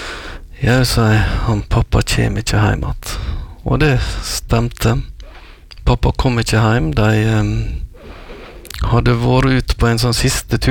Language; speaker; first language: Norwegian; native; Norwegian